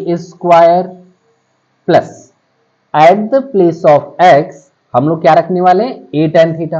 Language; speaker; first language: Hindi; native; Hindi